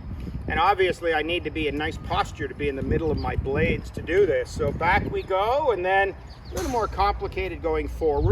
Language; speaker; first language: English; native; English